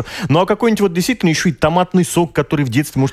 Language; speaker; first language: Russian; native; Russian